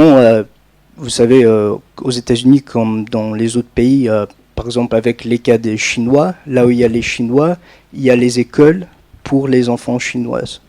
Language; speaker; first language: French; non-native, fluent; English